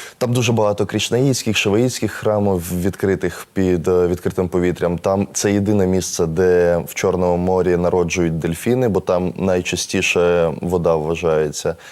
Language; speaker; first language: Ukrainian; non-native, local second language; Russian